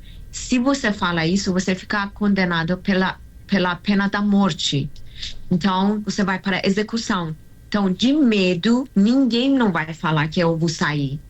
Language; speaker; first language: Portuguese; non-native, learner; Persian